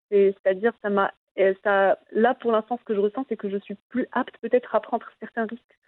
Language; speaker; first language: French; non-native, local second language; Arabic